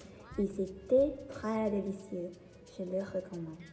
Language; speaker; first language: French; non-native, learner; Thai